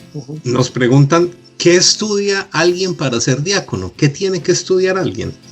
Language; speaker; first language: Spanish; native; Spanish